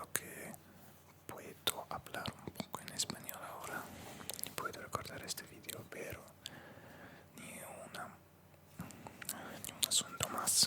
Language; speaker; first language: Spanish; non-native, learner; Russian